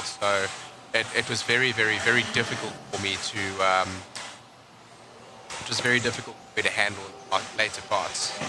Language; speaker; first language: English; native; English